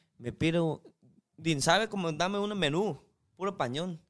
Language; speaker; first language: Spanish; non-native, learner; Chinese